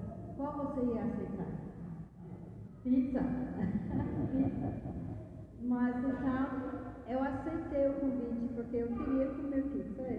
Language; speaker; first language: Portuguese; non-native, fluent; English